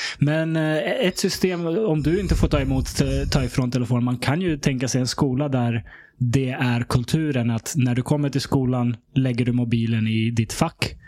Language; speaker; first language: Swedish; early bilingual, other home language; Serbian